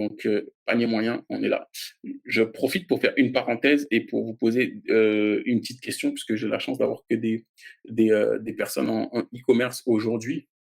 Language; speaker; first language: French; native; French